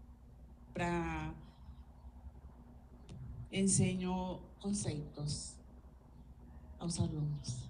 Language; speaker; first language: Portuguese; non-native, learner; Spanish